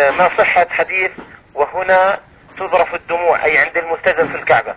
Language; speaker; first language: Arabic; native; Arabic